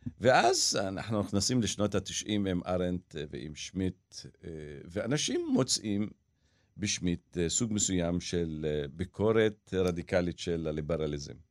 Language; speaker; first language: Hebrew; non-native, local second language; Arabic